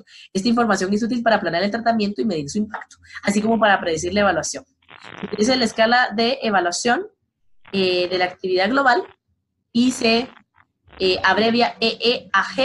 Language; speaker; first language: Spanish; native; Spanish